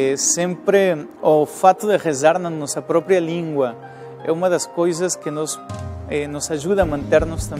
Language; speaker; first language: Portuguese; non-native, fluent; Spanish